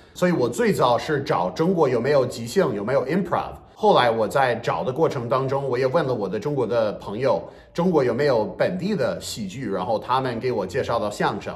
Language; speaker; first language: Chinese; non-native, fluent; English